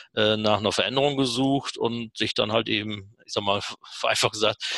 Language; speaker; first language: German; native; German